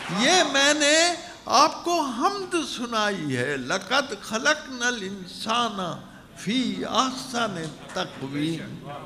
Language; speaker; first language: Urdu; non-native, local second language; Punjabi